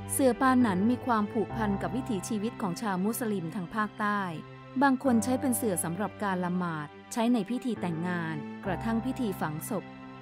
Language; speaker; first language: Thai; native; Thai